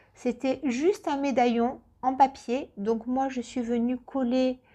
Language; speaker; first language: French; native; French